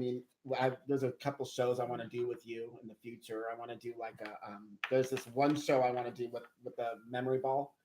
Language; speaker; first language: English; native; English